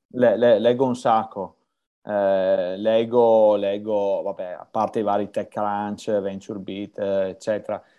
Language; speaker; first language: Italian; native; Italian